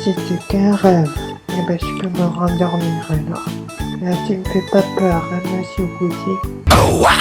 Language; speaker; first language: French; native; French